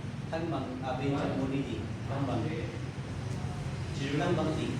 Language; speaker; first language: Vietnamese; non-native, learner; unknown